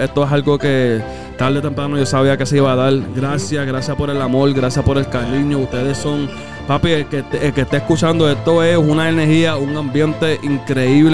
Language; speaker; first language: Spanish; early bilingual, heritage; Spanish